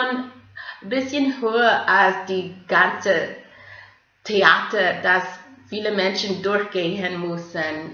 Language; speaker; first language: German; non-native, fluent; English